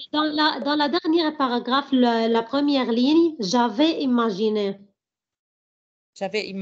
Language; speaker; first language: French; non-native, learner; Arabic